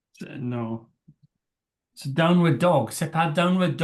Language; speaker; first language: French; non-native, learner; English